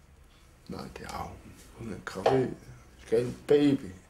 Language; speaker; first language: Danish; non-native, local second language; Kalaallisut